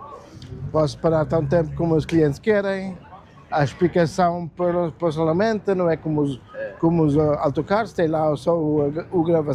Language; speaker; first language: Portuguese; early bilingual, heritage; German